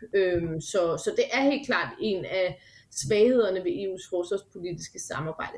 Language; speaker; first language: Danish; native; Danish